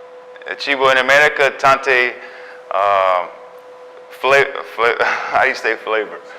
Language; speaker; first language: Italian; non-native, learner; English